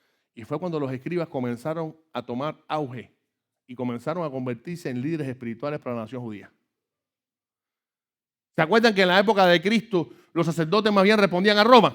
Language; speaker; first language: Spanish; native; Spanish